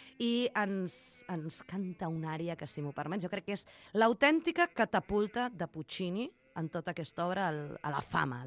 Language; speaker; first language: Catalan; early bilingual, other home language; Spanish